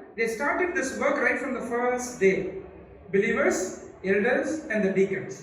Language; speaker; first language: English; non-native, local second language; Tamil